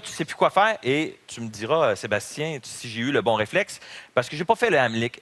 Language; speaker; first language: French; native; French